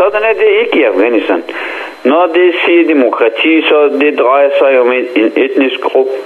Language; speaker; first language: Danish; non-native, fluent; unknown